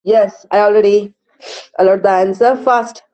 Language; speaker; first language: English; non-native, local second language; Kannada